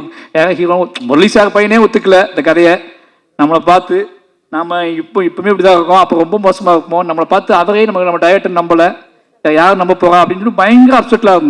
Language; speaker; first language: Tamil; native; Tamil